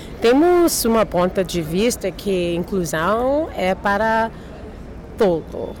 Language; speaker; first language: Portuguese; non-native, learner; English